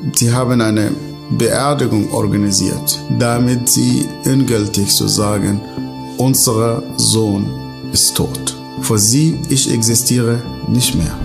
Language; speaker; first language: German; non-native, fluent; Arabic